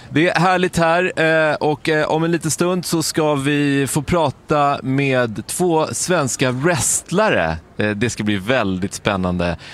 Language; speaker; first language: Swedish; native; Swedish